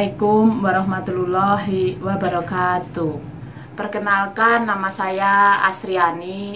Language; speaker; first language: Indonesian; non-native, local second language; Javanese